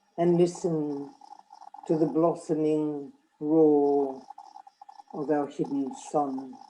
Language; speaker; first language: English; non-native, fluent; Lithuanian